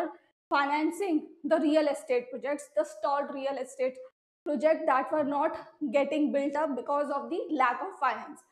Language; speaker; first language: English; non-native, local second language; Hindi